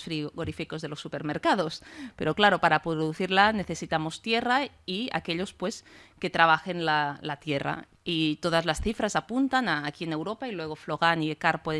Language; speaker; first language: Spanish; non-native, local second language; Catalan